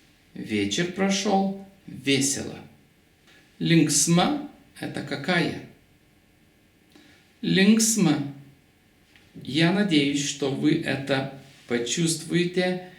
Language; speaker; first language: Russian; non-native, local second language; Lithuanian